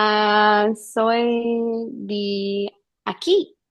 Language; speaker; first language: Spanish; non-native, learner; English